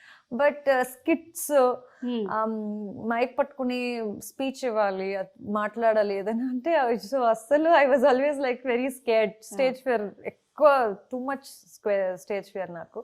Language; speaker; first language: Telugu; non-native, fluent; Kannada